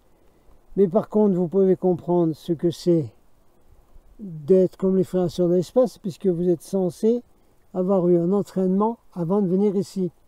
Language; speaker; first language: French; native; French